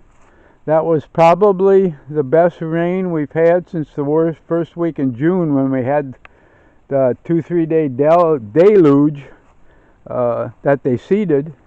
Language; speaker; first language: English; native; English